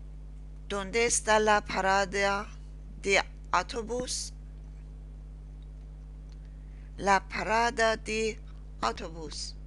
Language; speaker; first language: Spanish; non-native, learner; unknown